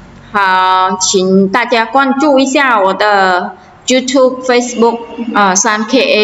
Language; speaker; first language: Chinese; non-native, fluent; Khmer